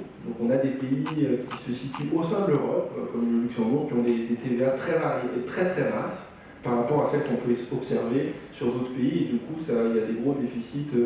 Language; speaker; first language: French; native; French